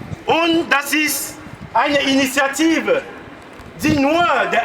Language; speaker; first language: German; non-native, learner; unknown